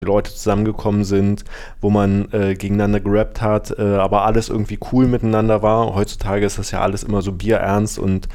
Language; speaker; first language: German; native; German